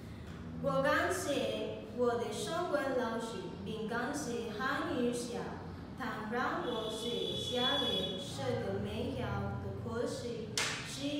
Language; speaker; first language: Chinese; non-native, learner; Spanish